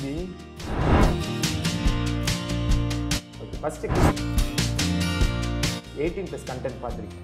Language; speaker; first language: Tamil; native; Tamil